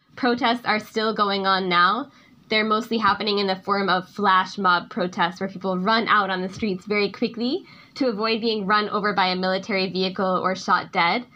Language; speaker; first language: English; native; English